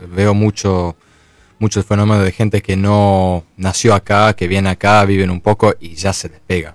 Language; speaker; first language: Spanish; early bilingual, heritage; Spanish